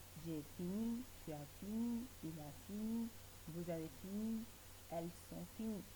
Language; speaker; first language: French; non-native, fluent; Spanish